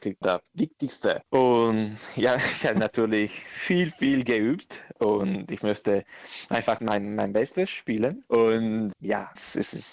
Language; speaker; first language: German; non-native, learner; Italian